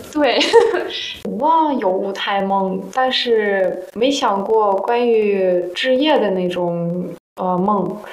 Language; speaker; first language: Chinese; non-native, fluent; Russian